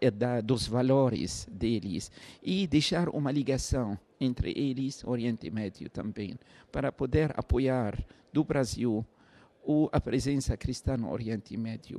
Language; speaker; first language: Portuguese; non-native, fluent; Arabic